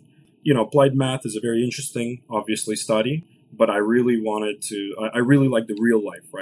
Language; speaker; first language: English; early bilingual, other home language; Russian